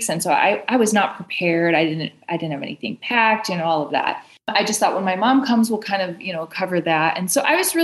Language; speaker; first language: English; native; English